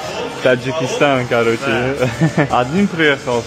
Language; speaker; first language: Russian; non-native, local second language; Tajik